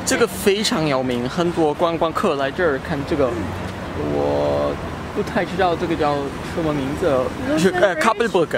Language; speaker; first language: Chinese; non-native, fluent; German